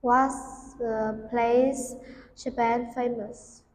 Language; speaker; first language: English; non-native, learner; Vietnamese